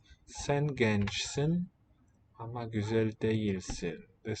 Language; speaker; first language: Turkish; non-native, learner; English